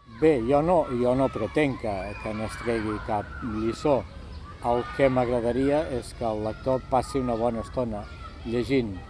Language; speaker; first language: Catalan; native; Catalan